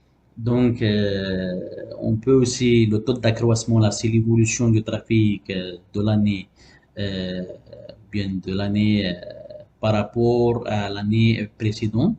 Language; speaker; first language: French; non-native, local second language; Arabic